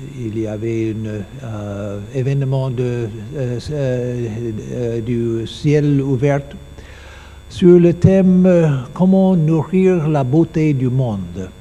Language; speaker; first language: French; non-native, learner; English